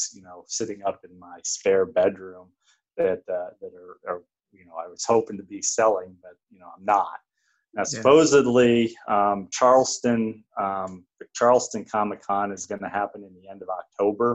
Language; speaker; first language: English; native; English